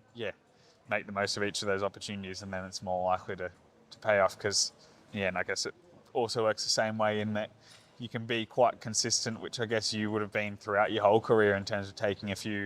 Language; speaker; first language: English; native; English